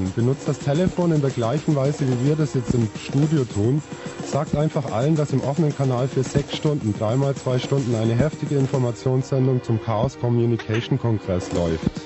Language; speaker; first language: German; native; German